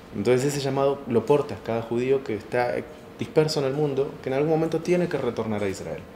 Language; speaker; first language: Spanish; native; Spanish